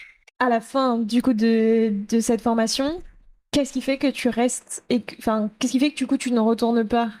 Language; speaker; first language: French; native; French